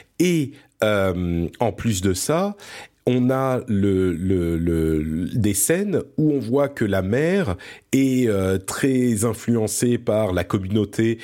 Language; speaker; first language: French; early bilingual, other home language; Arabic